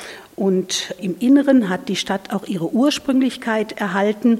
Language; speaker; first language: German; native; German